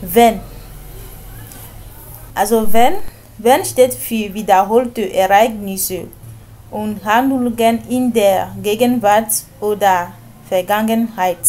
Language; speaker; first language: German; non-native, fluent; French